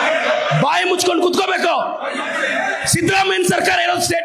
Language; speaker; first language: Kannada; native; Kannada